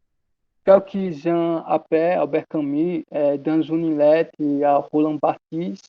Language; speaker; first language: French; non-native, learner; Portuguese